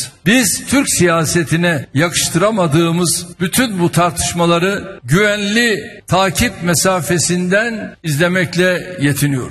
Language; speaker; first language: Turkish; native; Turkish